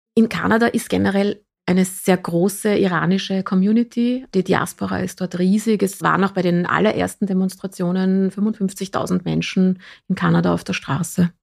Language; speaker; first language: German; early bilingual, other home language; Persian